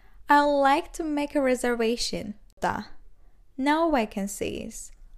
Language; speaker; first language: English; non-native, fluent; Turkish